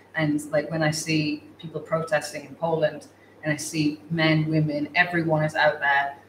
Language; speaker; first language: English; native; English